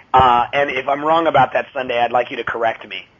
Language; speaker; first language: English; native; English